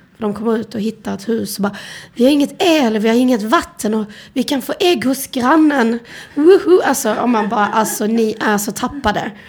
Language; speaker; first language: Swedish; native; Swedish